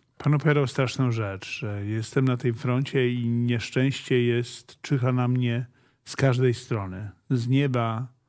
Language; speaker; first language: Polish; native; Polish